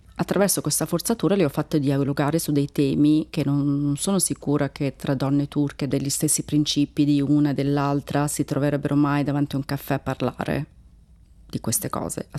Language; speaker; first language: Italian; early bilingual, other home language; Turkish